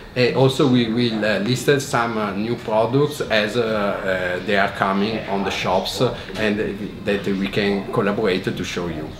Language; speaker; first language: English; non-native, fluent; Italian